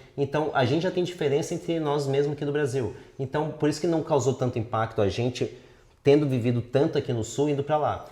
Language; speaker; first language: Portuguese; native; Portuguese